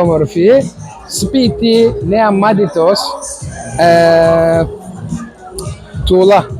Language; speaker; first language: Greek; non-native, learner; Turkish